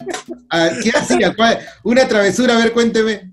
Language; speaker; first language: Spanish; native; Spanish